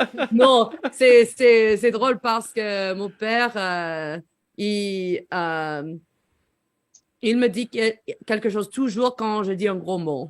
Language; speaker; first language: French; non-native, learner; English